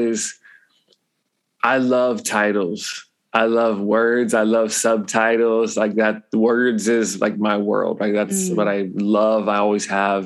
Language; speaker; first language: English; native; English